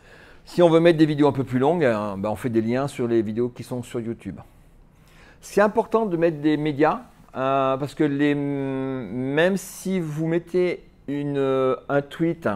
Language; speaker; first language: French; native; French